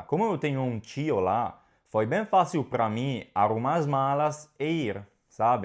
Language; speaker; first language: Portuguese; non-native, fluent; Italian